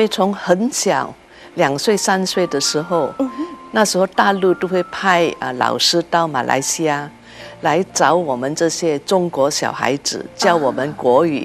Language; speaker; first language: Chinese; early bilingual, heritage; Chinese